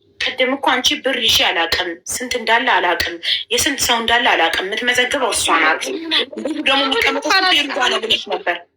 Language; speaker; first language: Amharic; native; Amharic